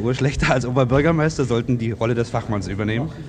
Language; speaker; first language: German; native; German